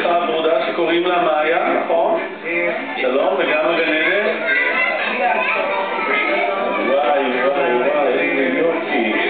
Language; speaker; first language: Hebrew; native; Hebrew